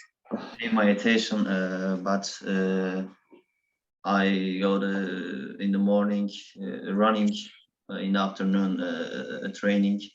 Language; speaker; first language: English; non-native, learner; Turkish